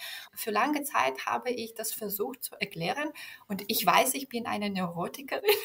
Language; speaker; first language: German; non-native, fluent; Belarusian